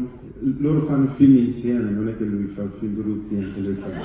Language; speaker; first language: Italian; non-native, fluent; Persian